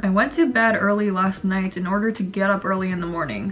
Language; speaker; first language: English; early bilingual, other home language; Korean